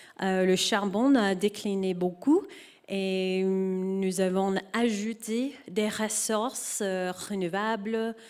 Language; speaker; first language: French; non-native, learner; English